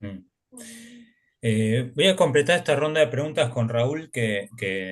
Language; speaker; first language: Spanish; native; Spanish